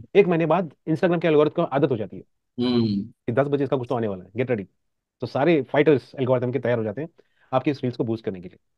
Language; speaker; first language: Hindi; non-native, local second language; Marathi